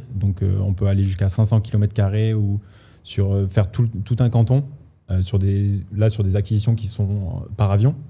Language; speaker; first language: French; native; French